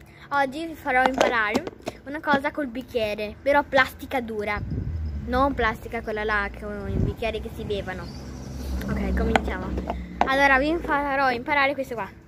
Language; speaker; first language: Italian; early bilingual, other home language; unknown